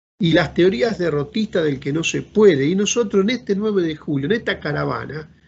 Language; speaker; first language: Spanish; native; Spanish